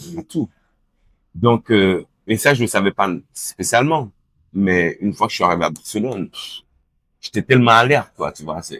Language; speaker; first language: French; early bilingual, other home language; Haitian Creole